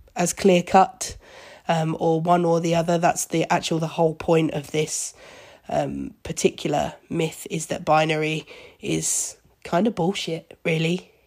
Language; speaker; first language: English; native; English